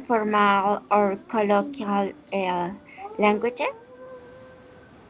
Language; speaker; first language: English; non-native, learner; Spanish